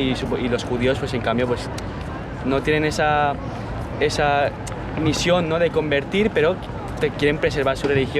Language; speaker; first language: Spanish; native; Spanish